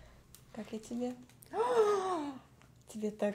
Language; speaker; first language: Russian; native; Russian